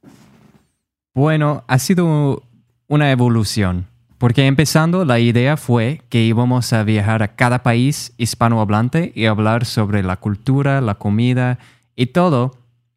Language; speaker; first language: Spanish; non-native, fluent; English